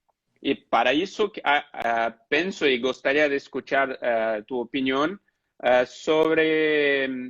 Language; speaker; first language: Spanish; non-native, fluent; Portuguese